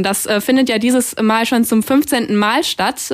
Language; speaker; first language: German; native; German